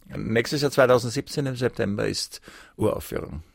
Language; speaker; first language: German; native; German